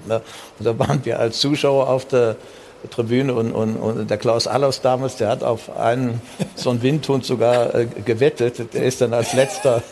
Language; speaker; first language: German; native; German